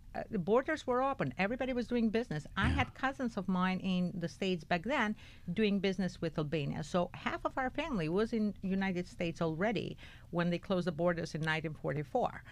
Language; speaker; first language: English; non-native, fluent; Albanian